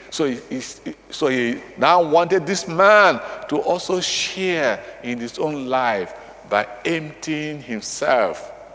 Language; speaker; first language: English; non-native, local second language; Igbo